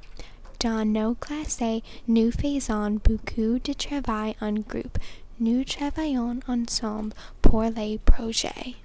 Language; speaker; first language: French; non-native, learner; English